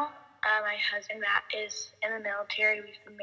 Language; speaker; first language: English; native; English